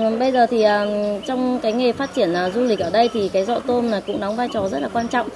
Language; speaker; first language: Vietnamese; non-native, local second language; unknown